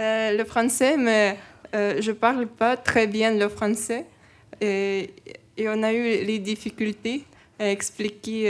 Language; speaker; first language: French; non-native, learner; Ukrainian